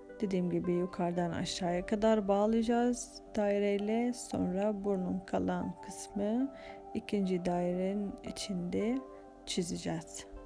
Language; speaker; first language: Turkish; non-native, fluent; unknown